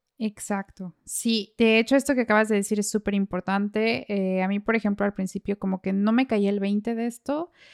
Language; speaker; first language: Spanish; native; Spanish